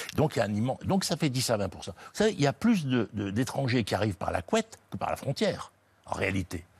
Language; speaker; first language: French; native; French